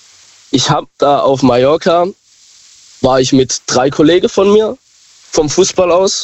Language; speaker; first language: German; native; German